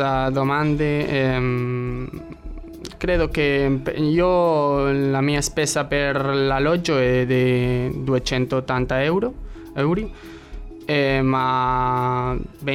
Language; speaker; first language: Italian; non-native, learner; Spanish